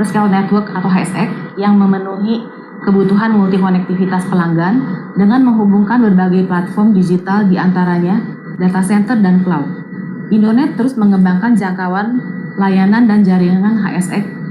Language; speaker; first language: Indonesian; native; Indonesian